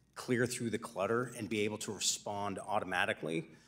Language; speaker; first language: English; native; English